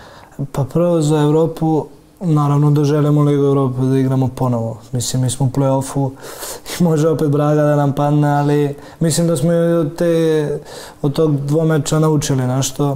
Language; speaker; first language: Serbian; early bilingual, heritage; Serbian